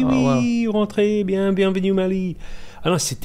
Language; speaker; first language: French; non-native, fluent; English